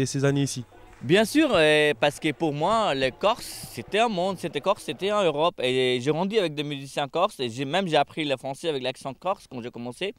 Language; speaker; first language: French; non-native, learner; Hindi